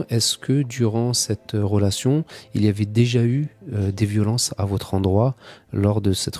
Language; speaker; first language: French; native; French